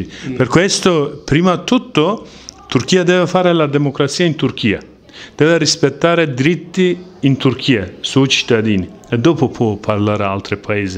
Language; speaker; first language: Italian; non-native, learner; Kurdish